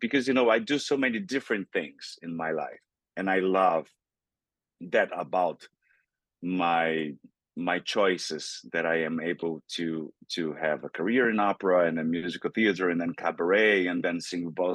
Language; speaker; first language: English; non-native, fluent; Portuguese